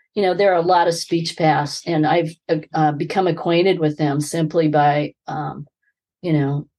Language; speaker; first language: English; native; English